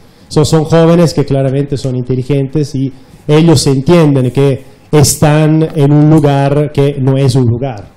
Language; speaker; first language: Spanish; non-native, fluent; Italian